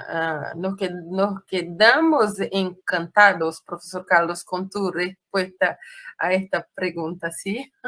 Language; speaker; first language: Spanish; non-native, fluent; Portuguese